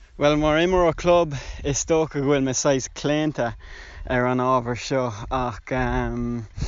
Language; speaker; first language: Irish; non-native, local second language; English